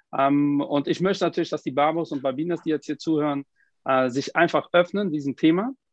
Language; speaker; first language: German; early bilingual, other home language; Portuguese